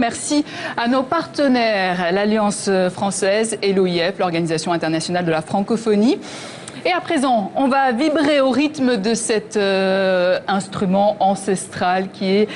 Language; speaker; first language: French; native; French